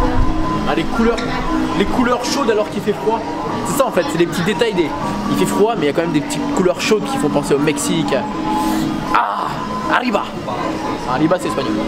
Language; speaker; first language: French; native; French